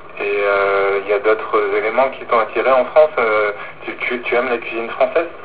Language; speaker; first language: French; native; French